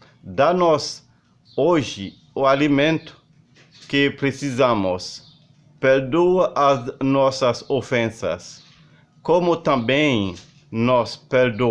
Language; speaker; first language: Portuguese; non-native, learner; Haitian Creole